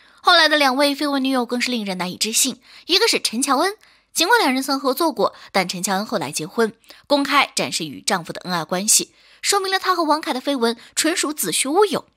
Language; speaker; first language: Chinese; native; Chinese